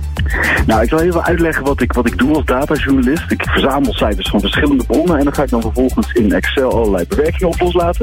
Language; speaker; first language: Dutch; native; Dutch